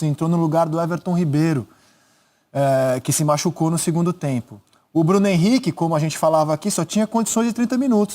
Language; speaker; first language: Portuguese; native; Portuguese